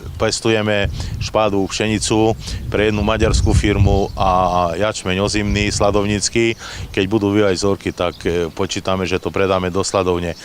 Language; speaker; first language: Slovak; native; Slovak